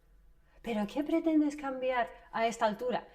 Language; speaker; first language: Spanish; non-native, fluent; English